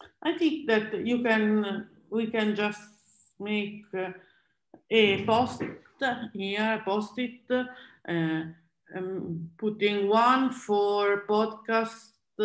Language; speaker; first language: English; non-native, fluent; Italian